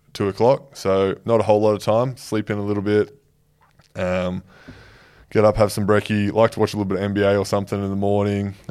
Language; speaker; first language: English; native; English